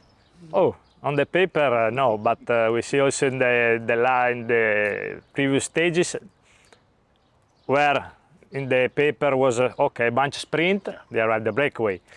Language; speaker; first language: English; non-native, learner; Italian